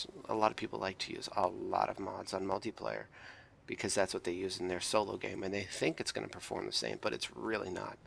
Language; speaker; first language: English; native; English